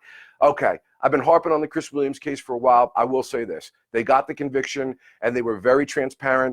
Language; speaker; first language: English; native; English